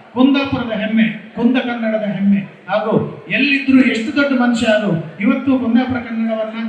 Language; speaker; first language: Kannada; native; Kannada